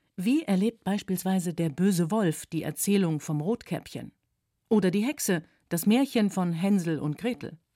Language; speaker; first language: German; native; German